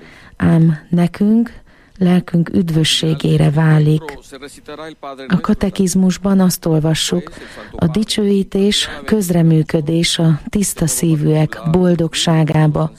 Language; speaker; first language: Hungarian; native; Hungarian